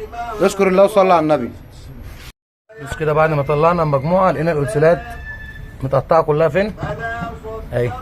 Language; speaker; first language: Arabic; native; Arabic